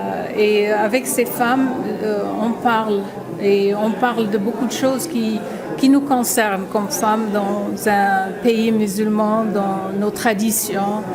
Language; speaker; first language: French; non-native, local second language; Arabic